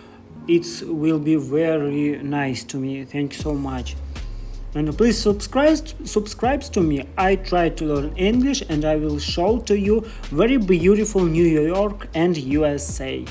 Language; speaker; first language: English; non-native, learner; Russian